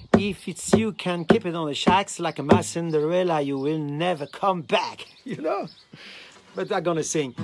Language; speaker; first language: English; non-native, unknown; French